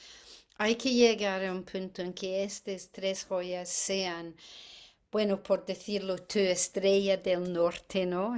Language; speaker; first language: Spanish; non-native, fluent; English